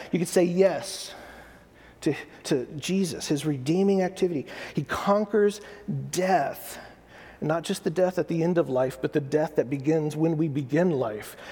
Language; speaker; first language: English; native; English